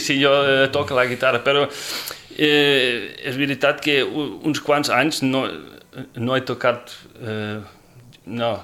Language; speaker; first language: Catalan; non-native, fluent; Dutch